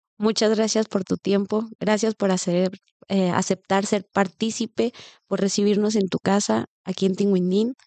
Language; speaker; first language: Spanish; native; Spanish